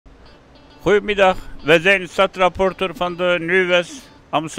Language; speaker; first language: Dutch; non-native, learner; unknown